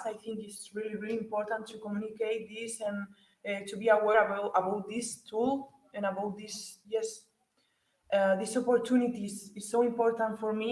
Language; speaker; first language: English; non-native, learner; Spanish